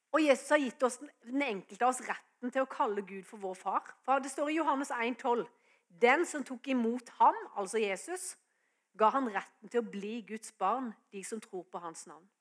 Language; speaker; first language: Norwegian; native; Norwegian